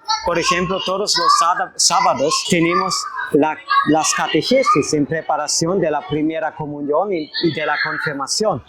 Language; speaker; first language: Spanish; non-native, fluent; German